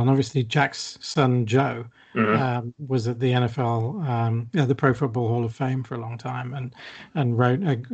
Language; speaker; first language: English; native; English